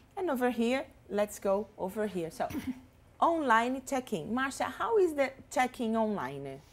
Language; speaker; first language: English; non-native, fluent; Portuguese